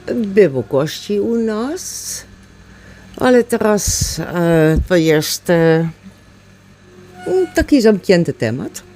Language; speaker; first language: Polish; non-native, learner; Dutch